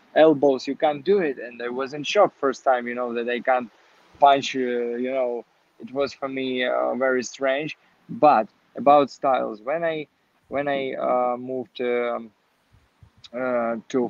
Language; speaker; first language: English; non-native, learner; Ukrainian